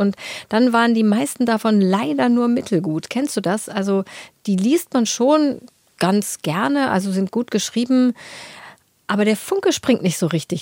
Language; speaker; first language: German; native; German